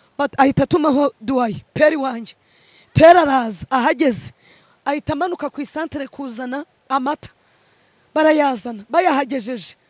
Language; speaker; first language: Kinyarwanda; early bilingual, other home language; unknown